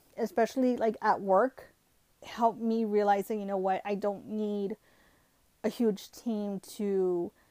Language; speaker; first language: English; early bilingual, other home language; Spanish